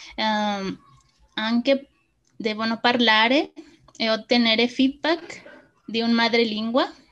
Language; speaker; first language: Italian; non-native, learner; Spanish